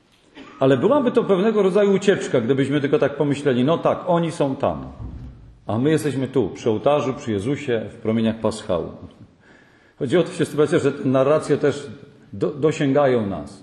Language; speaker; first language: Polish; native; Polish